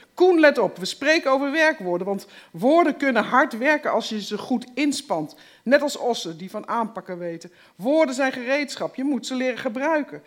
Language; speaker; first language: Dutch; native; Dutch